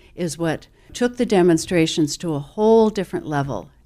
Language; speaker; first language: English; native; English